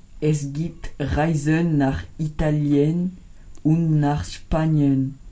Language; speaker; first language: German; non-native, learner; French